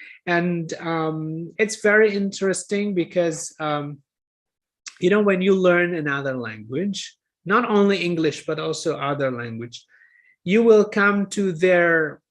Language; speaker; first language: English; non-native, fluent; Indonesian